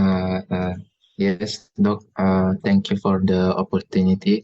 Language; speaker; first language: English; non-native, learner; Indonesian